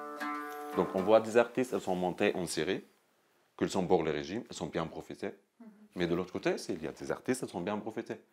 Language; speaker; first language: French; non-native, learner; Arabic